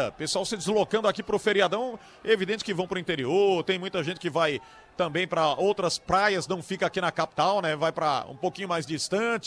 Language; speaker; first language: Portuguese; native; Portuguese